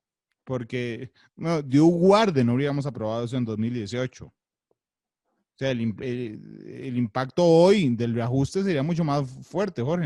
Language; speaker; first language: Spanish; native; Spanish